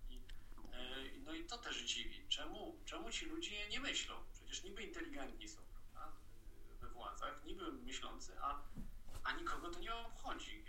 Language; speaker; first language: Polish; native; Polish